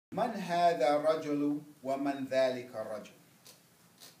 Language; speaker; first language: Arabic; non-native, fluent; English